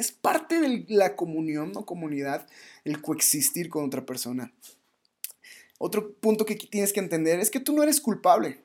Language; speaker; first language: Spanish; native; Spanish